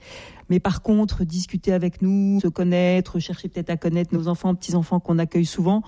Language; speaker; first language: French; native; French